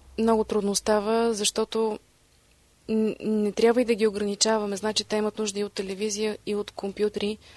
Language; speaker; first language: Bulgarian; native; Bulgarian